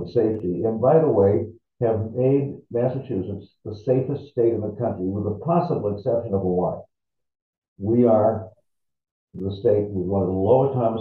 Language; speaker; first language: English; native; English